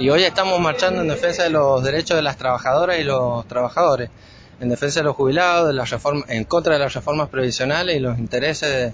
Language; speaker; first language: Spanish; native; Spanish